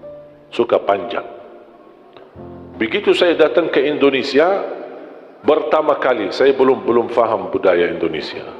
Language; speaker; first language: Indonesian; non-native, fluent; Arabic